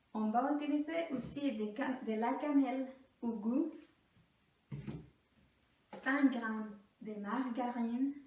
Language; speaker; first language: French; non-native, learner; Spanish